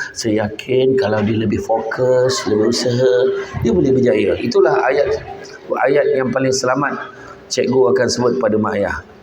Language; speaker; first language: Malay; native; Malay